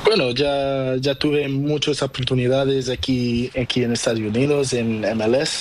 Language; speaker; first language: Spanish; non-native, learner; Portuguese